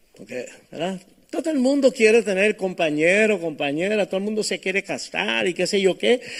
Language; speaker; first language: Spanish; early bilingual, heritage; Spanish